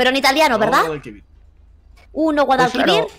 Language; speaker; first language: Spanish; native; Spanish